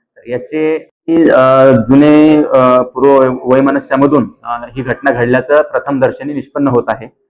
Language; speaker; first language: Marathi; native; Marathi